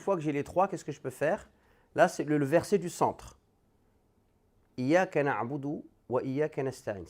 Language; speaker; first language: French; native; French